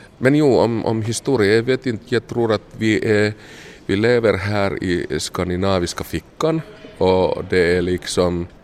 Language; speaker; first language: Swedish; non-native, local second language; Finnish